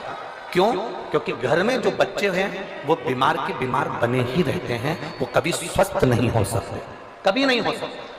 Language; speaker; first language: Hindi; native; Hindi